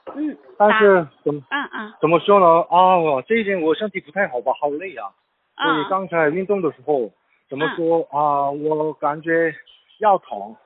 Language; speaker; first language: Chinese; non-native, learner; Korean